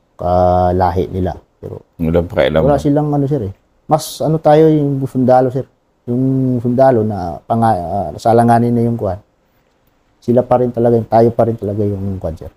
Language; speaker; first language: Filipino; non-native, local second language; Bikol